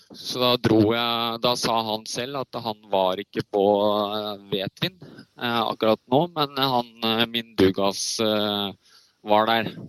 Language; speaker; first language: Norwegian; native; Norwegian